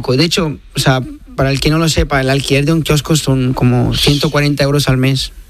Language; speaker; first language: Spanish; non-native, fluent; Italian